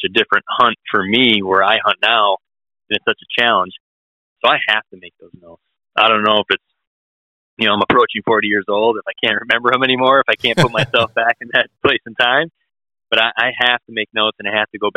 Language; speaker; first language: English; native; English